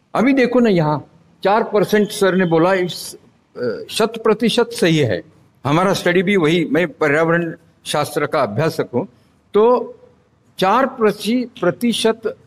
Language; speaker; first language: Hindi; non-native, local second language; Marathi